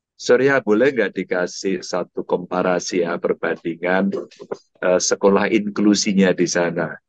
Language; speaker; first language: Indonesian; native; Indonesian